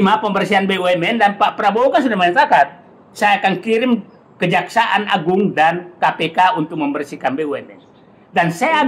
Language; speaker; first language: Indonesian; native; Indonesian